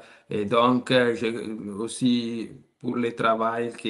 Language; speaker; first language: French; non-native, learner; Italian